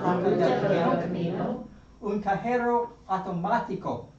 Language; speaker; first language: Spanish; non-native, fluent; English